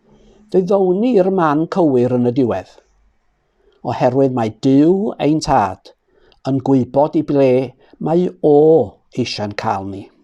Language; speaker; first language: Welsh; native; Welsh